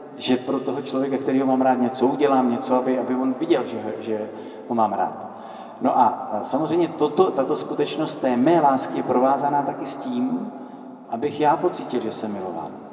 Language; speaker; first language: Czech; native; Czech